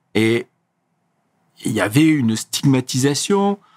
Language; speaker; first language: French; native; French